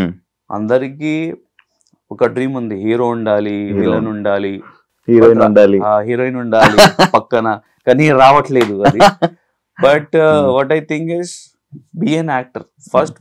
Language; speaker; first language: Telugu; non-native, local second language; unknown